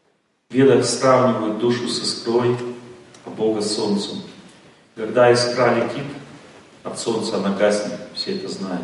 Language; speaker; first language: Russian; native; Russian